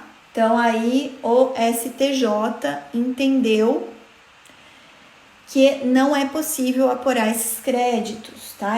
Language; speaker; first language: Portuguese; native; Portuguese